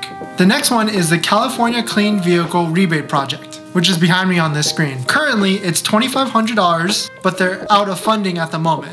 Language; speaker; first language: English; native; English